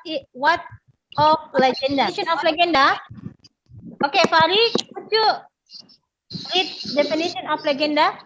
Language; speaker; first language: English; non-native, learner; Indonesian